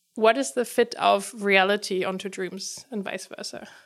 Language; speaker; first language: English; non-native, fluent; German